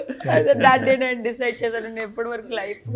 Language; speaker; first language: Telugu; non-native, learner; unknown